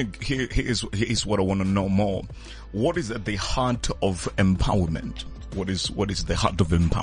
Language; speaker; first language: English; non-native, local second language; Tswana